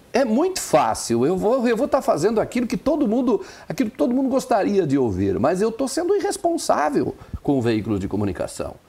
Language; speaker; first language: Portuguese; non-native, local second language; German